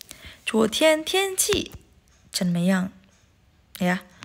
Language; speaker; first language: Chinese; non-native, fluent; Indonesian